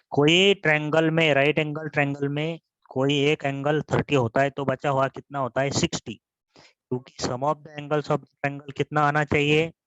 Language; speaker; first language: Hindi; non-native, local second language; Marathi